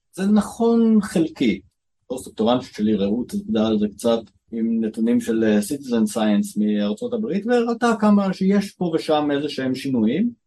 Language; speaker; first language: Hebrew; native; Hebrew